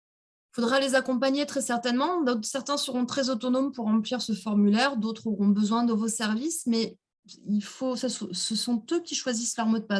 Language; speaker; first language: French; native; French